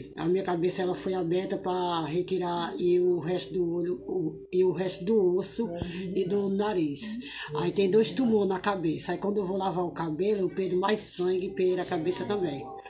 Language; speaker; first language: Portuguese; native; Portuguese